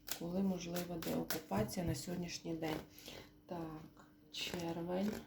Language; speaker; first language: Ukrainian; non-native, local second language; Russian